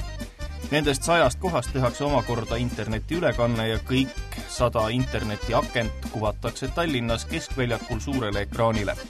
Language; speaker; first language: Estonian; native; Estonian